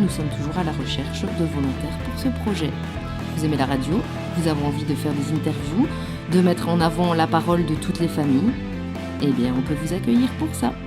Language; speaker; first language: French; native; French